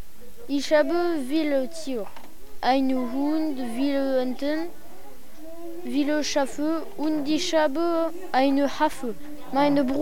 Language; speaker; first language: German; non-native, learner; French